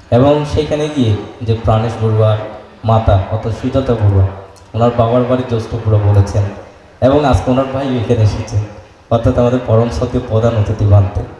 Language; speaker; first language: Bangla; native; Bangla